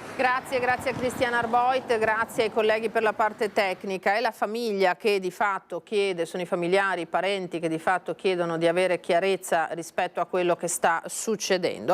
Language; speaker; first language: Italian; native; Italian